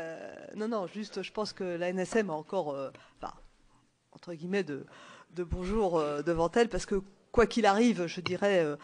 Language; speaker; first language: French; native; French